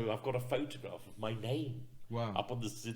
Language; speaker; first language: English; native; English